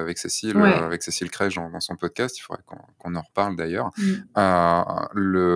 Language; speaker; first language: French; native; French